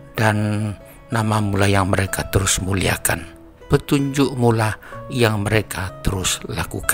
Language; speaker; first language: Indonesian; native; Indonesian